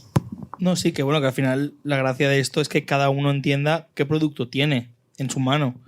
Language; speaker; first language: Spanish; native; Spanish